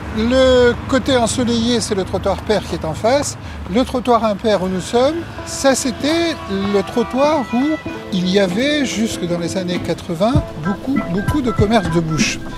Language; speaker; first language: French; native; French